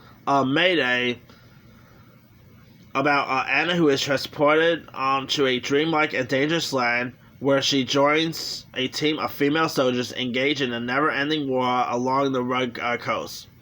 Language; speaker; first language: English; native; English